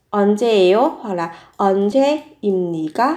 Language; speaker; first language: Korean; non-native, fluent; Vietnamese